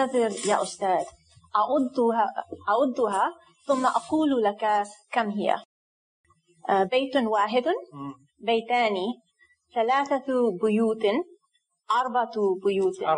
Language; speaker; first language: Arabic; non-native, learner; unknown